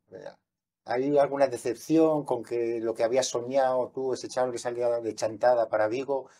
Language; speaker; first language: Spanish; native; Spanish